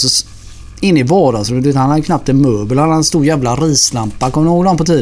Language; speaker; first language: Swedish; native; Swedish